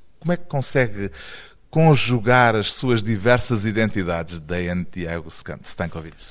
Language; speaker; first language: Portuguese; native; Portuguese